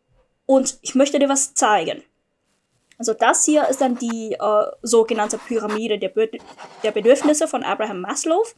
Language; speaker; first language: German; non-native, fluent; Vietnamese